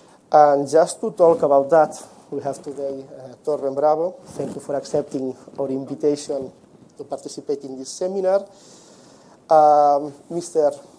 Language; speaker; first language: English; non-native, fluent; Spanish